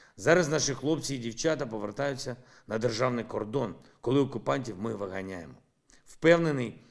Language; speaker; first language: Ukrainian; non-native, local second language; Russian